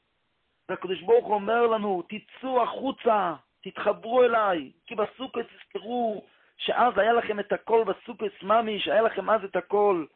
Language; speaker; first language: Hebrew; non-native, local second language; Yiddish